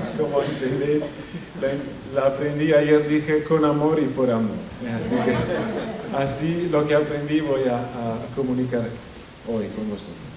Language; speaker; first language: Spanish; non-native, fluent; Italian